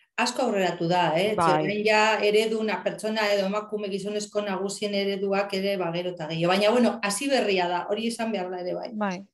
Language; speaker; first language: Basque; native; Basque